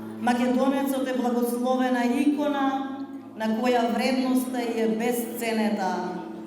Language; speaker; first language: Macedonian; native; Macedonian